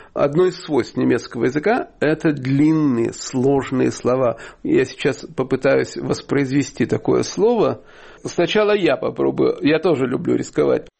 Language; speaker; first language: Russian; native; Russian